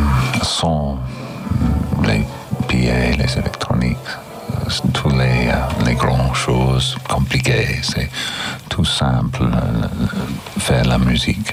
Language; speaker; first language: French; non-native, learner; English